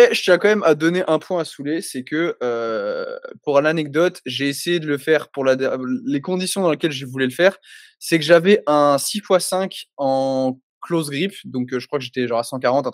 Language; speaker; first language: French; native; French